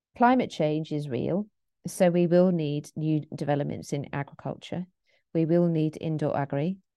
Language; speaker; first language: English; native; English